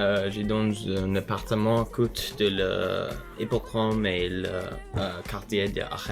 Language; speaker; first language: French; non-native, learner; English